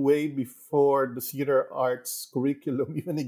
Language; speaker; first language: English; non-native, local second language; Hiligaynon